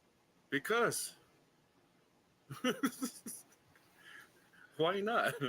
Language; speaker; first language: English; native; English